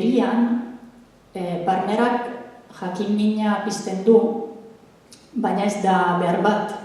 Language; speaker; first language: Basque; non-native, fluent; Italian